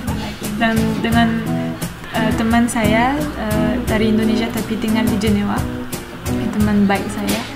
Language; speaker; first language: Indonesian; non-native, fluent; French